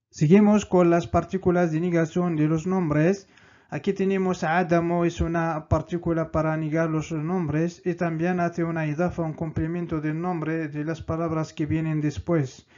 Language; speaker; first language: Spanish; non-native, fluent; Arabic